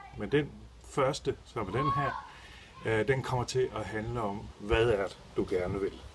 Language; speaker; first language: Danish; native; Danish